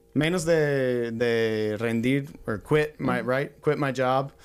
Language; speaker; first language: Spanish; non-native, fluent; English